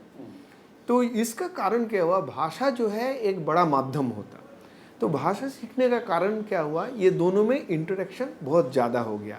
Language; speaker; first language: Hindi; non-native, local second language; Bangla